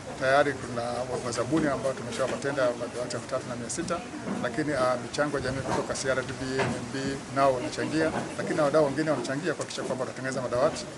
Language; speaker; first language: Swahili; native; Swahili